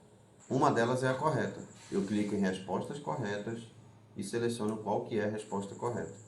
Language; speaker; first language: Portuguese; native; Portuguese